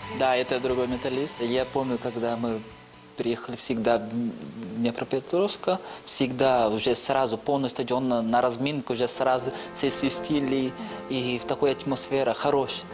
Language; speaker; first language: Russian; non-native, fluent; Portuguese